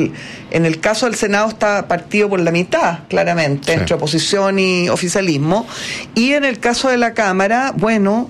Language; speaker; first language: Spanish; native; Spanish